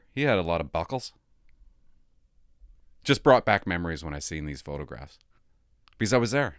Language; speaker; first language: English; native; English